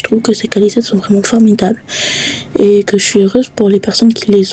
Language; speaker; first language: French; native; French